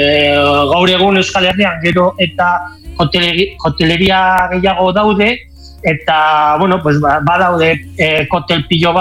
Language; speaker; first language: Basque; non-native, local second language; Spanish